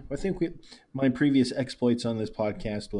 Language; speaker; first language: English; native; English